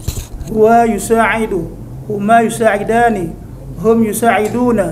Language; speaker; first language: Arabic; non-native, learner; Indonesian